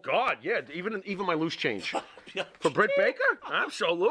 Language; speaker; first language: English; native; English